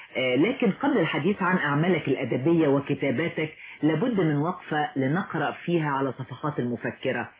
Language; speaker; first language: Arabic; native; Arabic